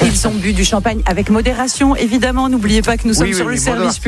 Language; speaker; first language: French; native; French